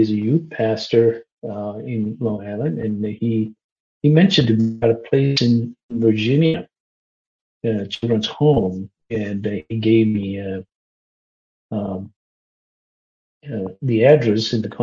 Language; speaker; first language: English; non-native, local second language; Malayalam